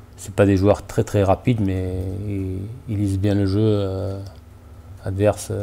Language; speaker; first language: French; native; French